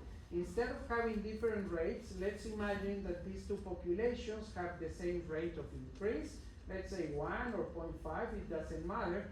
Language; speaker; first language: English; non-native, fluent; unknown